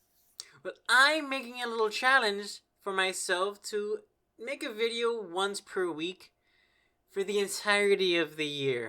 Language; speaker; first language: English; native; English